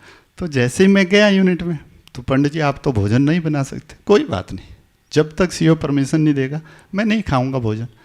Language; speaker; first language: Hindi; native; Hindi